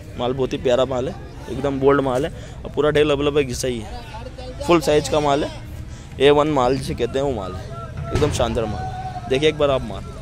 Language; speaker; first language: Hindi; native; Hindi